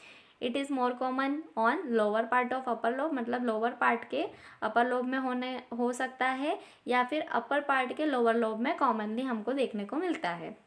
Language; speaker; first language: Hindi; native; Hindi